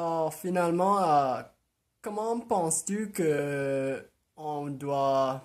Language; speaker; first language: French; non-native, local second language; English